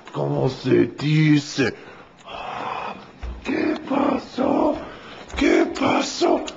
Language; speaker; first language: Spanish; non-native, learner; English